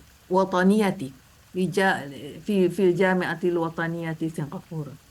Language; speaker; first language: Arabic; non-native, learner; Malay